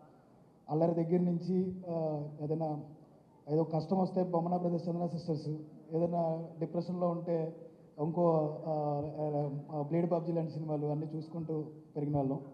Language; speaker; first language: Telugu; native; Telugu